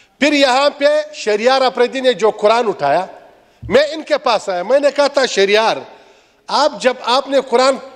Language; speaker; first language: Urdu; non-native, local second language; Pashto